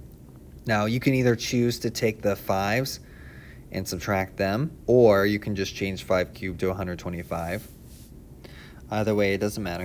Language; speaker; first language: English; native; English